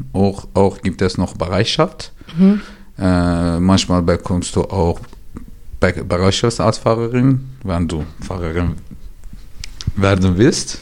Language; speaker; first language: German; non-native, learner; Turkish